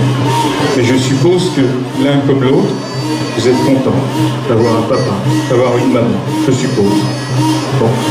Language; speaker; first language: French; native; French